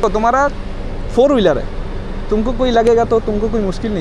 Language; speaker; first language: Hindi; non-native, learner; Bangla